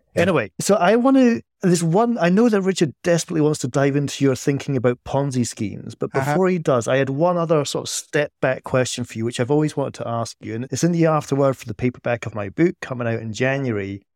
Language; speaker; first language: English; native; English